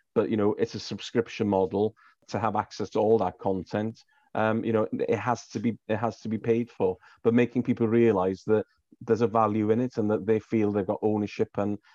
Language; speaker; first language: English; native; English